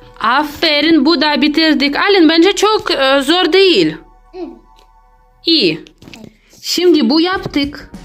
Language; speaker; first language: Turkish; non-native, learner; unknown